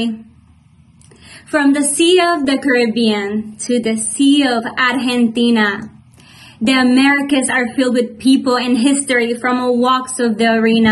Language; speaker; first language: English; non-native, fluent; Spanish